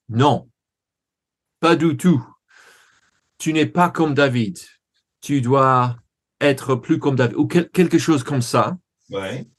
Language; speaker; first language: French; non-native, learner; English